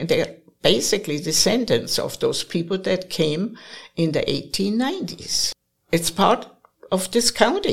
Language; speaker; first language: English; non-native, fluent; German